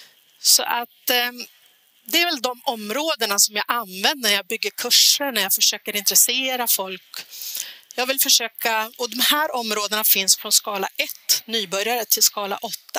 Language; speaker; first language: Swedish; native; Swedish